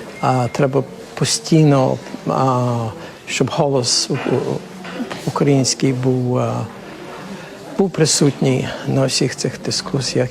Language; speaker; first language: Ukrainian; early bilingual, heritage; Ukrainian